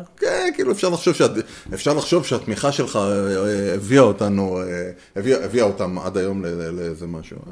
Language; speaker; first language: Hebrew; native; Hebrew